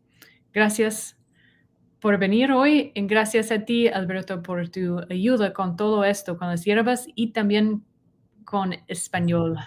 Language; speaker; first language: Spanish; non-native, learner; English